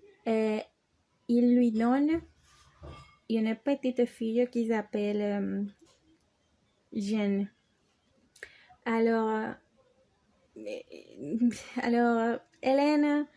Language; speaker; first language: French; non-native, learner; Spanish